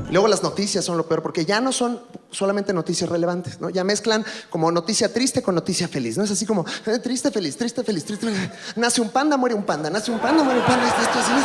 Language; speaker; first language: Spanish; native; Spanish